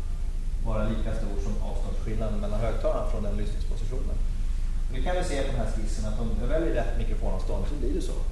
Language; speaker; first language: Swedish; native; Swedish